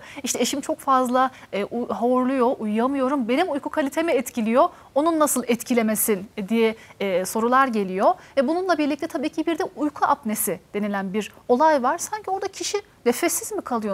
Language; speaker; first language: Turkish; native; Turkish